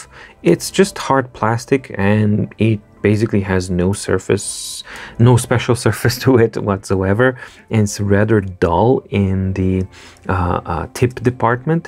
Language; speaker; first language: English; non-native, fluent; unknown